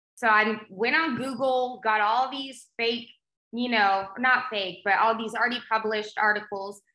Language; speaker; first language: English; native; English